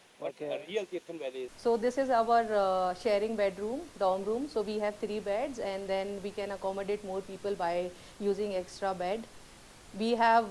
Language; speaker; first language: English; non-native, local second language; Hindi